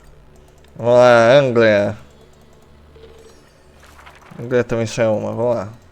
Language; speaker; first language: Portuguese; native; Portuguese